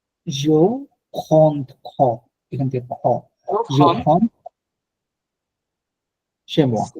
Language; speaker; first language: French; non-native, fluent; Bangla